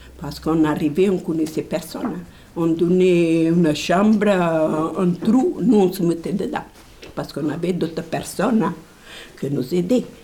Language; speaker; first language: French; non-native, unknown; Portuguese